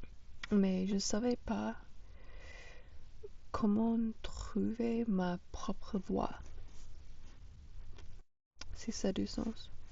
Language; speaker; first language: French; non-native, fluent; English